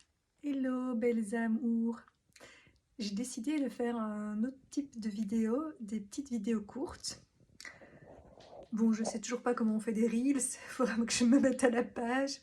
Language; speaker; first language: French; native; French